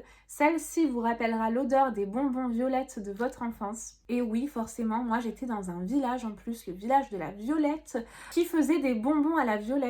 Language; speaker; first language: French; native; French